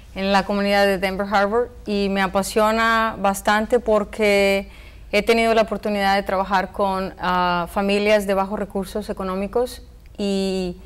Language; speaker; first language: Spanish; native; Spanish